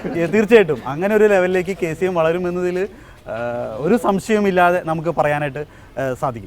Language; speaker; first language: Malayalam; native; Malayalam